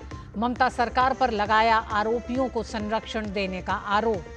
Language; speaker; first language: Hindi; native; Hindi